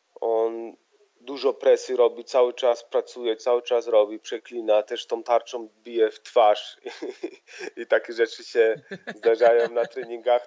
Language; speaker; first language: Polish; early bilingual, heritage; Polish